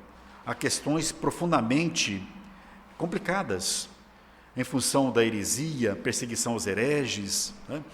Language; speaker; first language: Portuguese; native; Portuguese